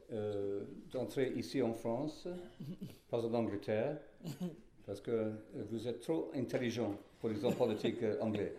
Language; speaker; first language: French; non-native, fluent; English